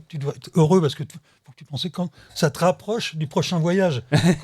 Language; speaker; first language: French; native; French